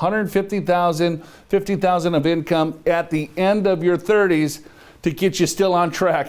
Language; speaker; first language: English; native; English